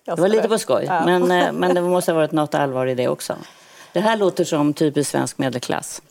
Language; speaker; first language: Swedish; native; Swedish